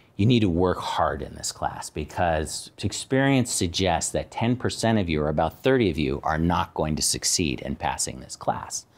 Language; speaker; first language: English; native; English